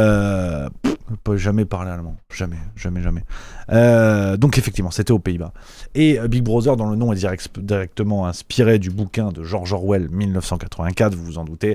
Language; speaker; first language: French; native; French